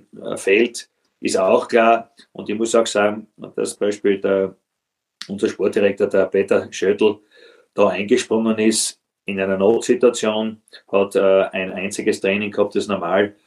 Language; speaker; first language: German; native; German